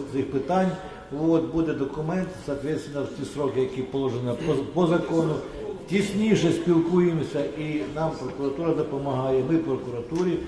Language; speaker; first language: Ukrainian; non-native, local second language; Russian